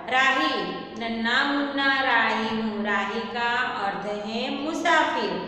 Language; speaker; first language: Hindi; non-native, local second language; Gujarati